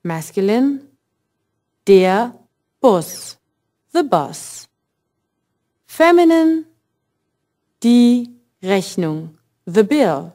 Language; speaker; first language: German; non-native, fluent; English